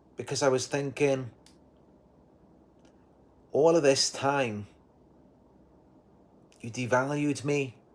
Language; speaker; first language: English; native; English